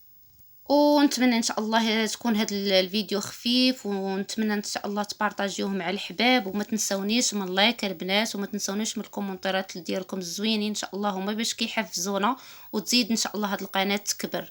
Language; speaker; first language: Arabic; native; Arabic